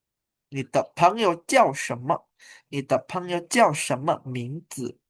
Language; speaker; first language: Chinese; non-native, fluent; Indonesian